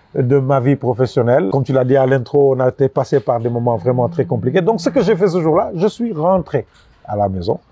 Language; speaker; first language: French; non-native, local second language; Wolof